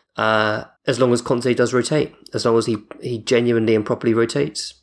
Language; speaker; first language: English; native; English